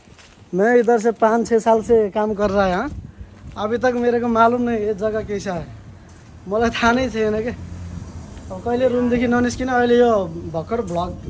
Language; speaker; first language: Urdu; non-native, learner; Nepali